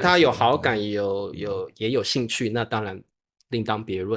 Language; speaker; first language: Chinese; native; Chinese